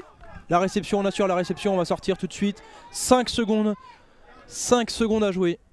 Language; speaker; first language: French; native; French